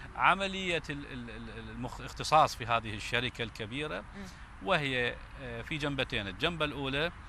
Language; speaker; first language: Arabic; native; Arabic